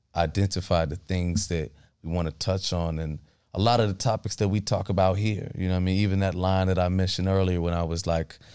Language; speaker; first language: English; early bilingual, other home language; Akan